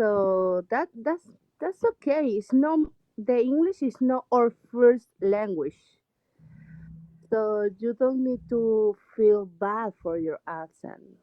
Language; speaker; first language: English; non-native, learner; Spanish